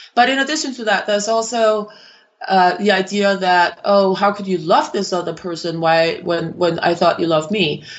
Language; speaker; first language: English; non-native, fluent; Danish